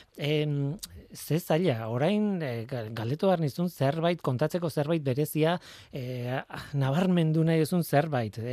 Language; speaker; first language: Basque; non-native, local second language; Spanish